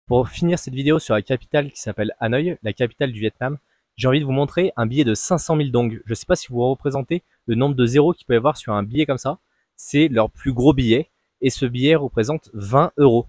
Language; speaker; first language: French; native; French